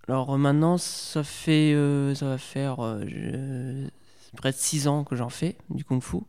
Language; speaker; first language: French; native; French